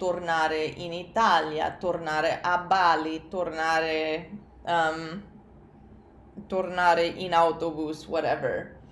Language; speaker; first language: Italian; non-native, fluent; English